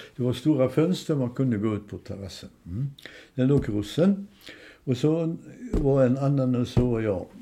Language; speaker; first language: Swedish; non-native, fluent; German